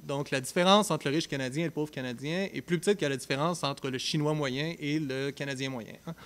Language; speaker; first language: French; native; French